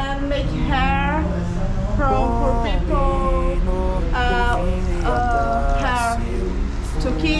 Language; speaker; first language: English; non-native, learner; Portuguese